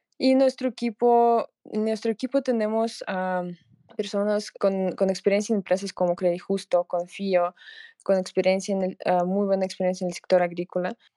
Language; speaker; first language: Spanish; non-native, fluent; Russian